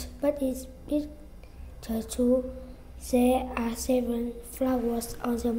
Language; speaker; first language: English; non-native, learner; Vietnamese